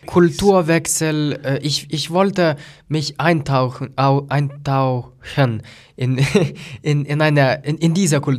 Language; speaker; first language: German; non-native, fluent; Lithuanian